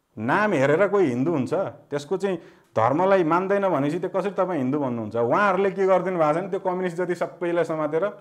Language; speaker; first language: Nepali; native; Nepali